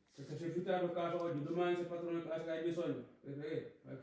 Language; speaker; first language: Italian; non-native, learner; Punjabi